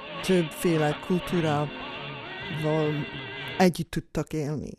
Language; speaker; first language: Hungarian; non-native, fluent; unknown